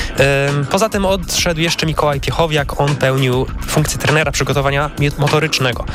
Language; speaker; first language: Polish; native; Polish